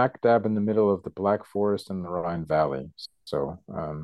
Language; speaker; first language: English; native; English